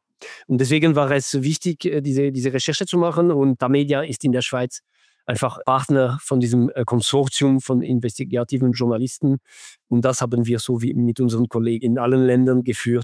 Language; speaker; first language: German; non-native, fluent; French